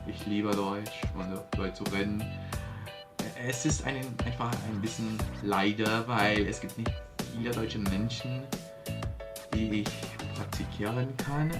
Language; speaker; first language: German; non-native, learner; Portuguese